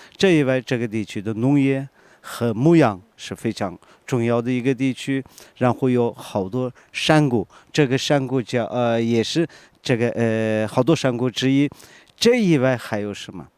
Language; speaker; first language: Chinese; non-native, fluent; Turkish